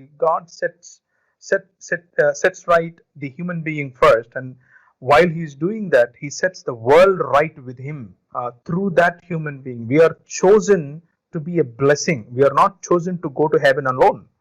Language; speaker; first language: English; non-native, local second language; Telugu